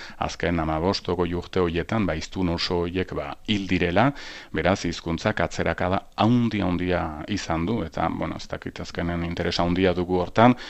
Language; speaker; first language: Basque; native; Basque